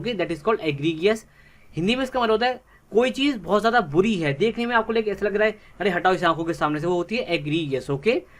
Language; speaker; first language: Hindi; native; Hindi